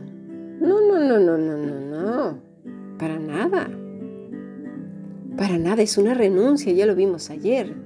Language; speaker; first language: Spanish; native; Spanish